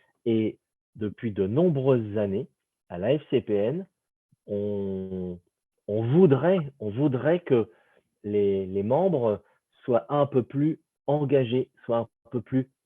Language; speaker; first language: French; native; French